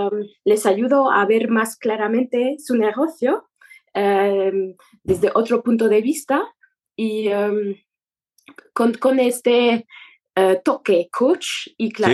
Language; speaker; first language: Spanish; non-native, fluent; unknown